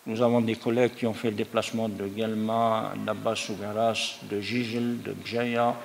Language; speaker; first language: French; non-native, local second language; Arabic